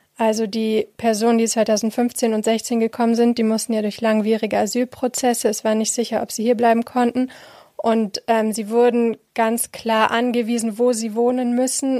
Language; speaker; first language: German; native; German